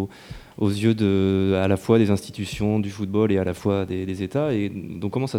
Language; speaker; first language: French; native; French